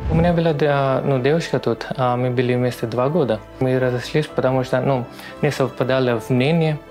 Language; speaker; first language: Russian; non-native, fluent; Hindi